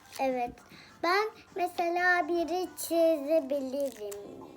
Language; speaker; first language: Turkish; early bilingual, heritage; Turkish